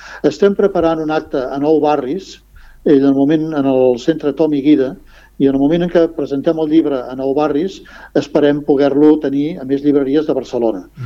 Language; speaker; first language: Catalan; non-native, local second language; Spanish